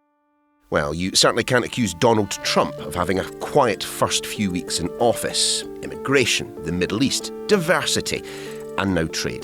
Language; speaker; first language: English; native; English